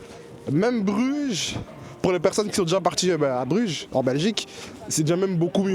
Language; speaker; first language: French; native; French